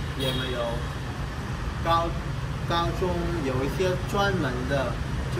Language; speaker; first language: Chinese; non-native, learner; Vietnamese